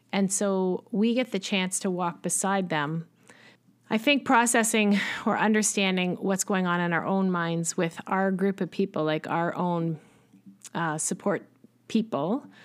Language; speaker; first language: English; native; English